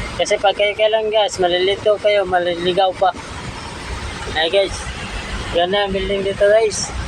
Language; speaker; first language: Filipino; non-native, local second language; Cebuano